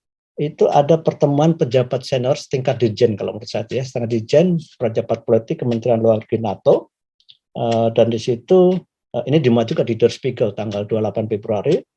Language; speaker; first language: Indonesian; native; Indonesian